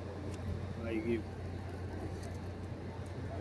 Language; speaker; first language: English; non-native, learner; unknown